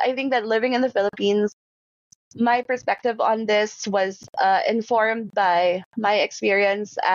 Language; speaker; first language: English; non-native, local second language; Hiligaynon